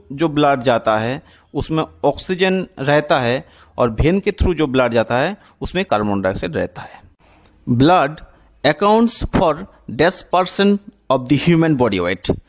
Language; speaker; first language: Hindi; non-native, local second language; Bangla